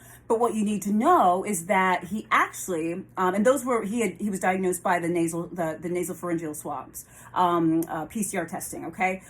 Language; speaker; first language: English; native; English